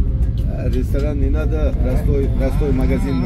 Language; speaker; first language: Russian; non-native, learner; Uzbek